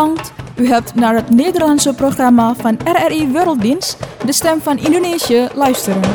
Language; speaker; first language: Dutch; non-native, fluent; Indonesian